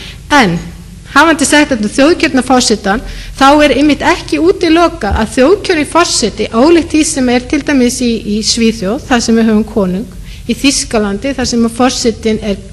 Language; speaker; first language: Icelandic; native; Icelandic